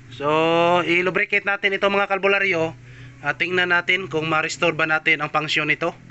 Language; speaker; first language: Filipino; non-native, local second language; Cebuano